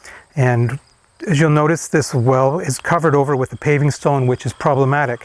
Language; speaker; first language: English; native; English